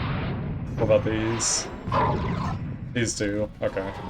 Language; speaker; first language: English; native; English